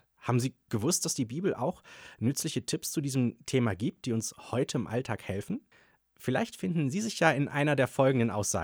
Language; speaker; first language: German; native; German